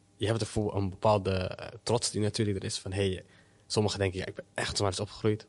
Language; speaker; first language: Dutch; early bilingual, other home language; Somali